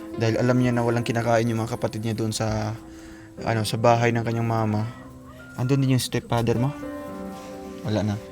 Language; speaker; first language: Filipino; non-native, local second language; Cebuano